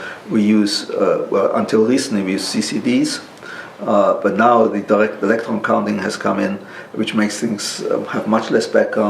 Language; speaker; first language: English; non-native, local second language; German